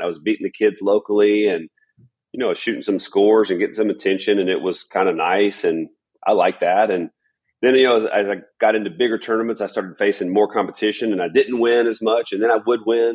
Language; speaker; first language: English; native; English